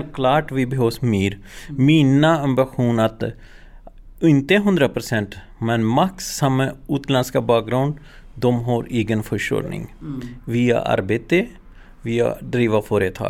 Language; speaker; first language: Swedish; non-native, learner; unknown